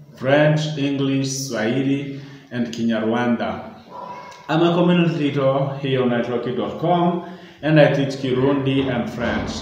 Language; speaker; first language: English; non-native, fluent; Rundi